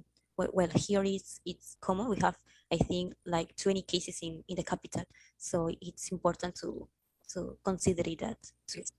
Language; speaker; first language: English; non-native, learner; Spanish